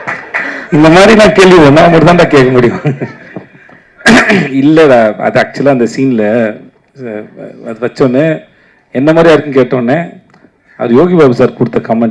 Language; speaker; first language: Tamil; native; Tamil